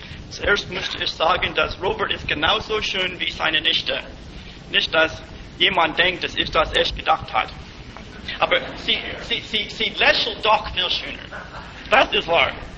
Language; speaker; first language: German; non-native, fluent; English